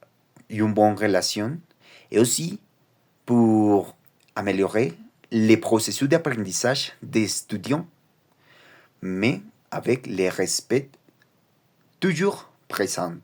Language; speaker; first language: French; non-native, learner; Spanish